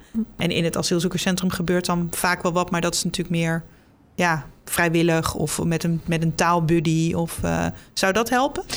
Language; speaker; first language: Dutch; native; Dutch